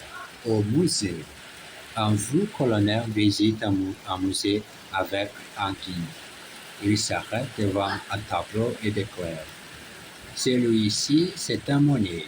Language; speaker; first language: French; non-native, learner; Portuguese